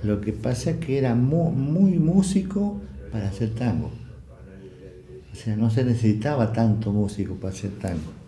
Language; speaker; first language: Spanish; native; Spanish